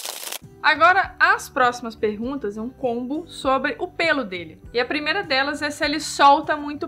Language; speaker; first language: Portuguese; native; Portuguese